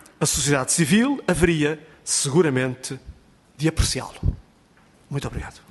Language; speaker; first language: Portuguese; native; Portuguese